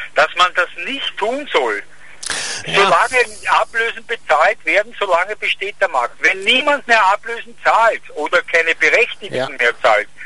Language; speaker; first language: German; native; German